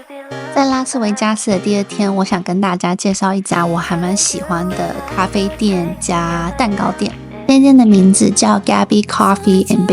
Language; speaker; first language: Chinese; native; Chinese